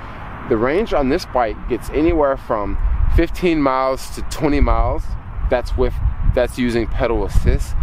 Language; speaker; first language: English; native; English